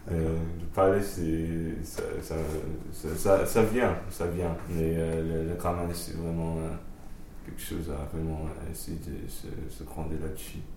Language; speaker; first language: French; non-native, fluent; English